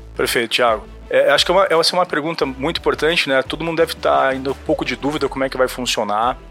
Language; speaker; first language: Portuguese; native; Portuguese